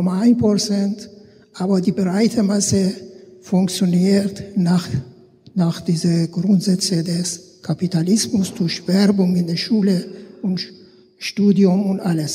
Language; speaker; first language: German; non-native, fluent; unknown